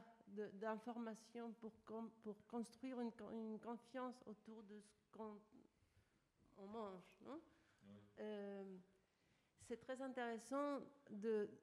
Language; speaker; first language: French; non-native, fluent; Spanish